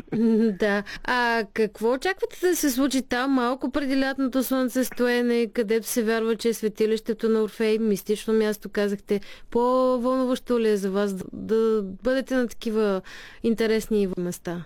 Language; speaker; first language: Bulgarian; native; Bulgarian